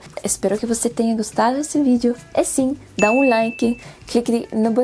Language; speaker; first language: Portuguese; non-native, fluent; Spanish